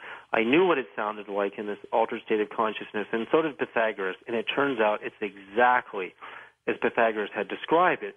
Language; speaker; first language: English; native; English